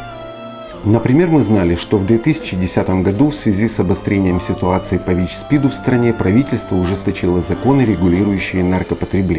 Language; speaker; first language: Russian; native; Russian